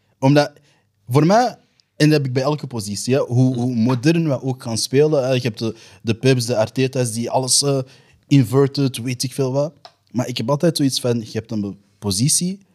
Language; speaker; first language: Dutch; native; Dutch